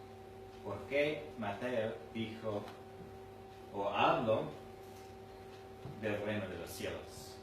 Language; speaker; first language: Spanish; non-native, fluent; English